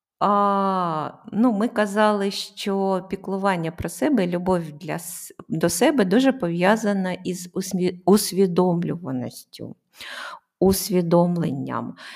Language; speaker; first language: Ukrainian; non-native, local second language; Russian